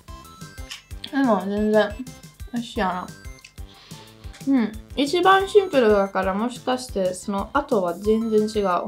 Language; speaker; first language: Japanese; non-native, fluent; Italian